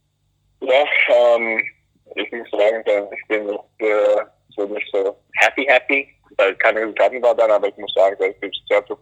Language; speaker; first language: German; early bilingual, other home language; Greek